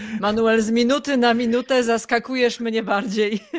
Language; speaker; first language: Polish; native; Polish